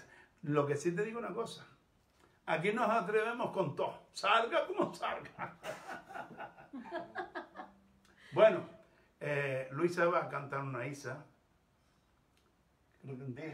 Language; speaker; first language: Spanish; native; Spanish